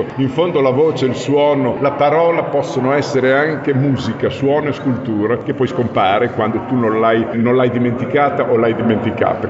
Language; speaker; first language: Italian; native; Italian